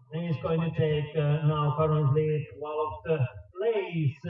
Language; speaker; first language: English; non-native, fluent; Finnish